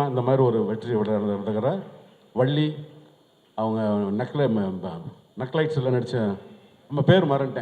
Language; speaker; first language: Tamil; native; Tamil